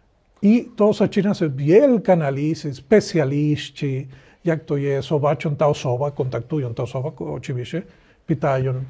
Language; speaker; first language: Polish; non-native, learner; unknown